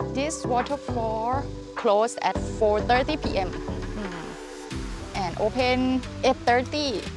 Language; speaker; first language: English; non-native, learner; Thai